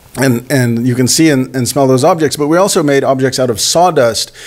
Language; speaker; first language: English; native; English